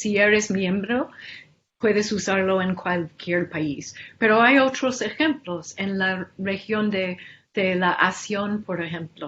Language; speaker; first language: Spanish; non-native, fluent; English